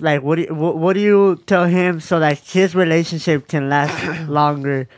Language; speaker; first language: English; early bilingual, other home language; Spanish